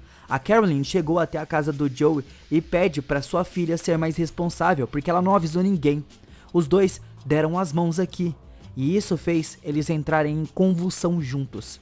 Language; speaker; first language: Portuguese; native; Portuguese